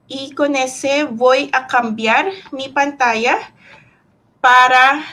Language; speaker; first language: Spanish; non-native, fluent; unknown